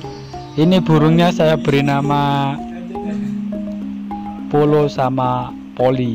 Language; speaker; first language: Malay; non-native, local second language; Javanese